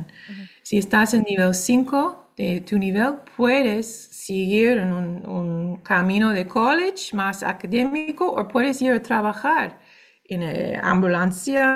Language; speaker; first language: Spanish; non-native, fluent; English